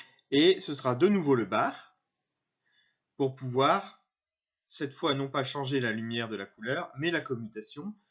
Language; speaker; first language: French; native; French